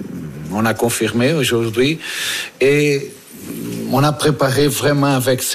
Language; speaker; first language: French; non-native, fluent; Portuguese